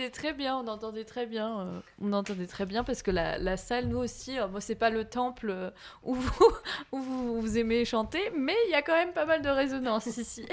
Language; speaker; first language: French; native; French